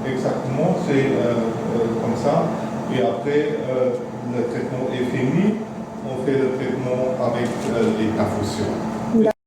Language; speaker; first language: French; non-native, fluent; German